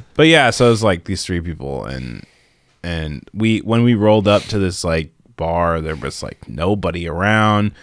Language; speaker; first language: English; native; English